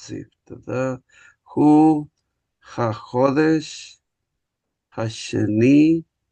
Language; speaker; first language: Hebrew; non-native, learner; English